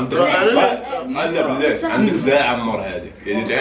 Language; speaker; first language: Arabic; native; Arabic